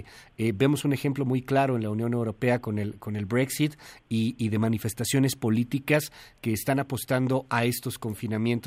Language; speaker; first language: Spanish; native; Spanish